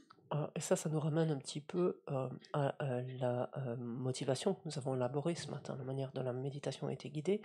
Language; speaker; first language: French; native; French